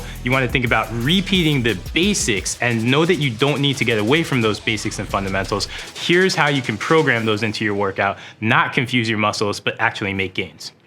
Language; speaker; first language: English; native; English